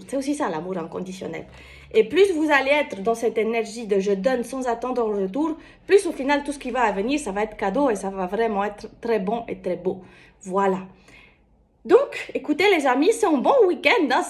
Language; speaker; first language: French; native; French